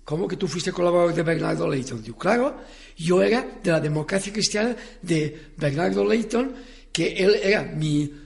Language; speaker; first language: Spanish; non-native, local second language; Catalan